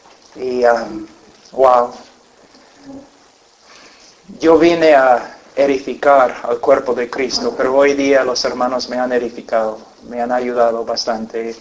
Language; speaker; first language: Spanish; non-native, fluent; English